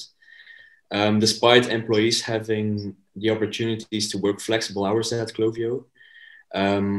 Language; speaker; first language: English; non-native, fluent; Dutch